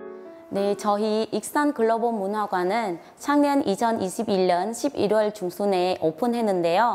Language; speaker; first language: Korean; non-native, fluent; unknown